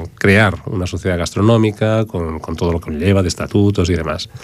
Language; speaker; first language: Spanish; native; Spanish